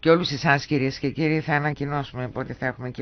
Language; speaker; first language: Greek; native; Greek